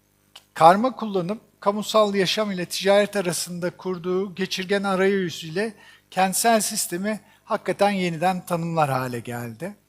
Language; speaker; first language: Turkish; native; Turkish